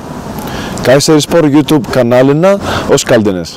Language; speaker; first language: Turkish; non-native, learner; Greek